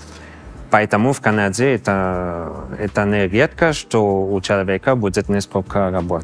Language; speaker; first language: Russian; non-native, fluent; English